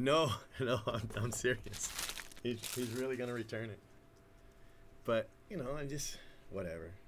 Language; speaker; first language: English; native; English